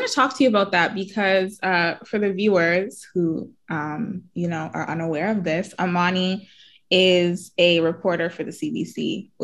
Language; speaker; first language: English; native; English